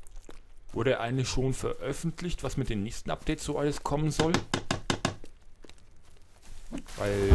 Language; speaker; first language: German; native; German